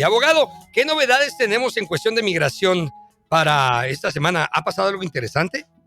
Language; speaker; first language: Spanish; native; Spanish